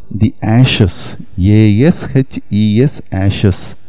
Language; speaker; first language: English; non-native, local second language; Tamil